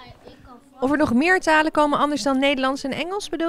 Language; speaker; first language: Dutch; native; Dutch